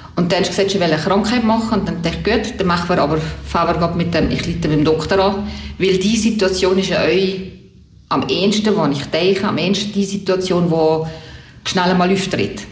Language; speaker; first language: German; native; German